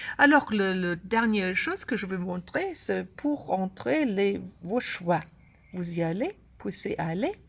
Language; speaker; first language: French; non-native, learner; German